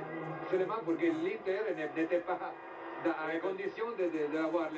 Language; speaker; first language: French; non-native, fluent; Italian